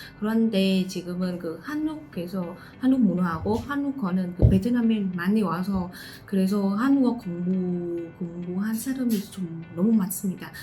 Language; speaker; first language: Korean; non-native, learner; Vietnamese